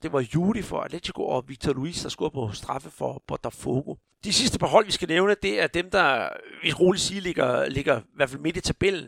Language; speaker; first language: Danish; native; Danish